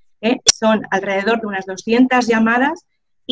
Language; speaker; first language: Spanish; native; Spanish